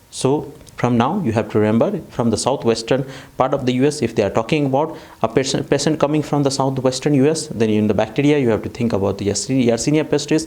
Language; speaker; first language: English; non-native, fluent; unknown